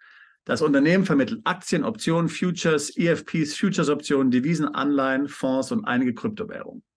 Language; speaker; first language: German; native; German